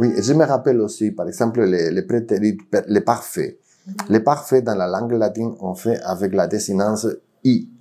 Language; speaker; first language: French; non-native, fluent; Spanish